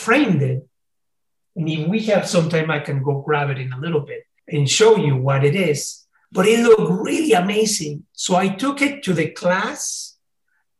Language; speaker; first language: English; non-native, fluent; Spanish